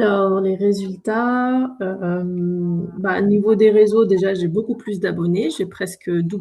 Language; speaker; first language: French; native; French